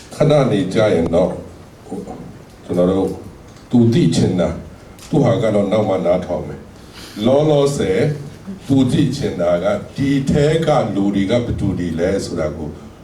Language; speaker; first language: Burmese; non-native, local second language; Tedim Chin